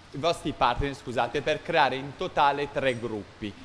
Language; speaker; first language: Italian; native; Italian